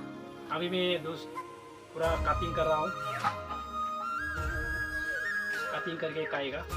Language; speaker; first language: Hindi; non-native, local second language; Assamese